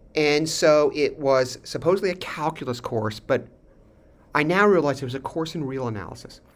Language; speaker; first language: English; native; English